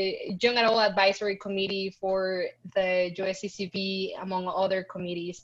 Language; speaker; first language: English; non-native, fluent; Spanish